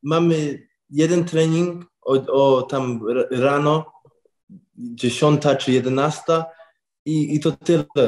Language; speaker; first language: Polish; early bilingual, heritage; English